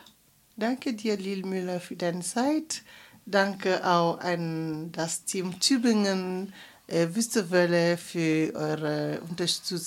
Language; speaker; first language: German; non-native, fluent; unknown